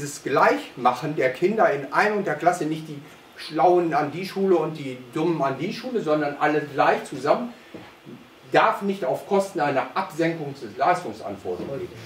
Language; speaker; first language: German; native; German